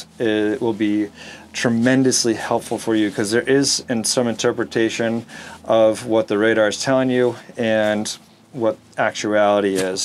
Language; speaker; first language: English; native; English